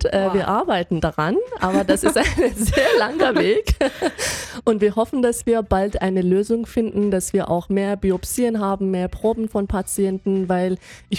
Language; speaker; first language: German; non-native, fluent; Persian